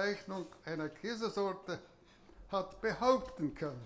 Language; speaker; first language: German; native; German